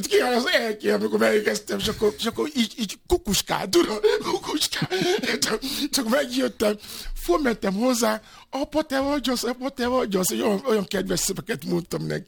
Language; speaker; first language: Hungarian; non-native, fluent; Yoruba